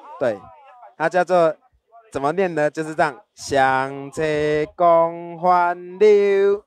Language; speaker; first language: Chinese; native; Chinese